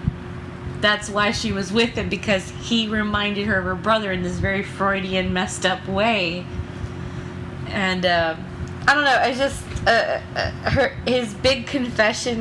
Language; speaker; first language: English; native; English